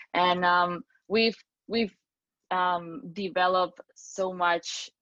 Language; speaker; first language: English; non-native, fluent; Spanish